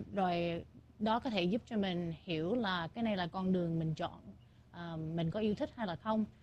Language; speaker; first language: Vietnamese; early bilingual, heritage; Vietnamese